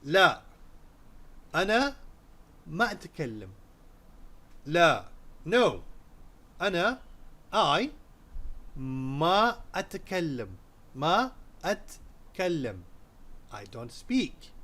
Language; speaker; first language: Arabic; non-native, fluent; Urdu